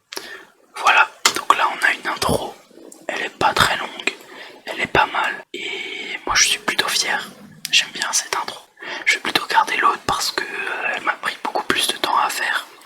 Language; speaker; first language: French; native; French